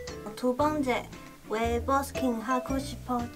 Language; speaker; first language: Korean; non-native, learner; Chinese